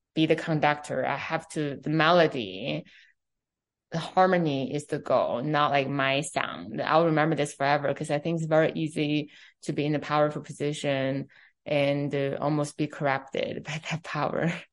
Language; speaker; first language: English; non-native, fluent; Chinese